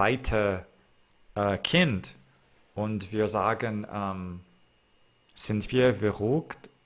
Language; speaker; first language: German; non-native, learner; English